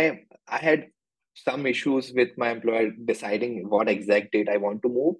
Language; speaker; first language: English; non-native, local second language; Hindi